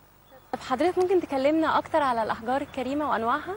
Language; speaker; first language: Arabic; native; Arabic